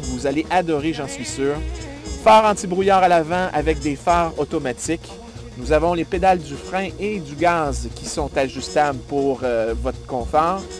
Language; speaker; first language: French; native; French